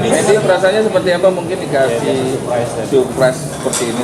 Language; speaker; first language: Indonesian; native; Indonesian